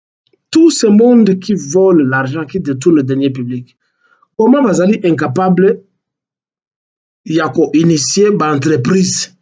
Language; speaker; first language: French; non-native, local second language; Lingala